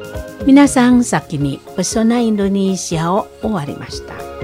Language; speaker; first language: Japanese; non-native, fluent; Indonesian